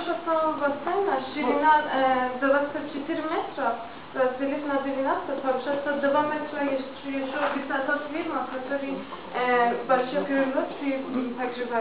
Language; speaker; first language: Russian; non-native, learner; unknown